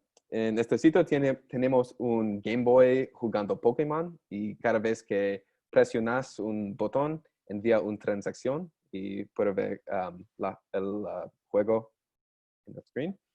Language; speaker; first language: Spanish; non-native, learner; English